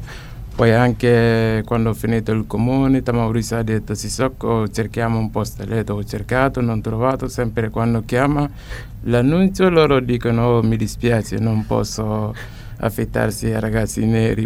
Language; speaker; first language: Italian; non-native, learner; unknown